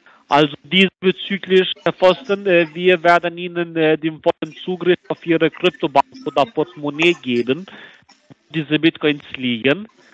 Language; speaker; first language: German; non-native, fluent; Albanian